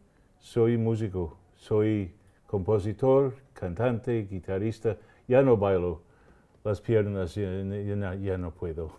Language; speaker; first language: Spanish; non-native, fluent; English